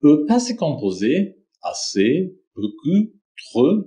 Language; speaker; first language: French; non-native, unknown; Persian